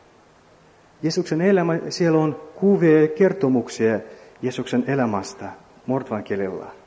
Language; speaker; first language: Finnish; non-native, learner; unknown